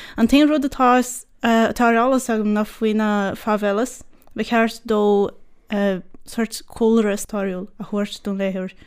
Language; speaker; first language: Irish; non-native, fluent; Portuguese